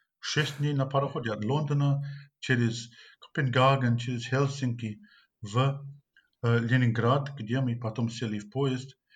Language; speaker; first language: Russian; non-native, fluent; English